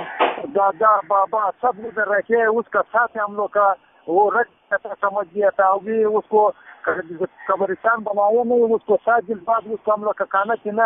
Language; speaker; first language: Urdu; non-native, fluent; Pashto